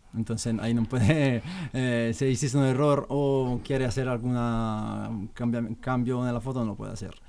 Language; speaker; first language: Spanish; non-native, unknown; Italian